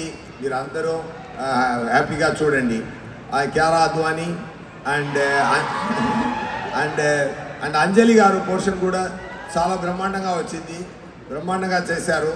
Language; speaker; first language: Telugu; non-native, learner; Tamil